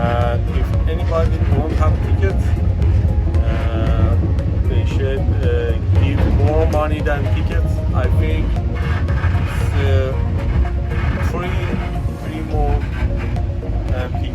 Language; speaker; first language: English; non-native, learner; Persian